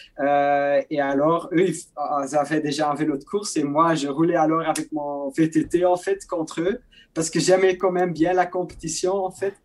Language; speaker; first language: French; non-native, local second language; Dutch